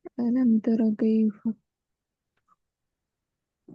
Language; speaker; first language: Arabic; non-native, learner; Urdu